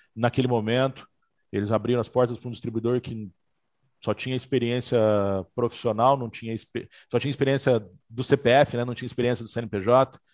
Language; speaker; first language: Portuguese; native; Portuguese